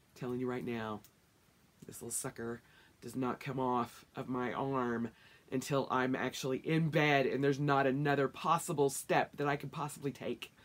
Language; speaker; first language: English; native; English